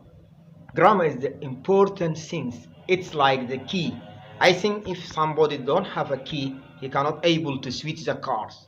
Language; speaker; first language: English; non-native, fluent; Arabic